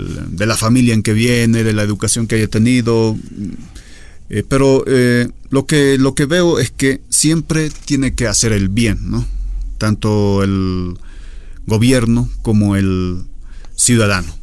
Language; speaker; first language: Spanish; native; Spanish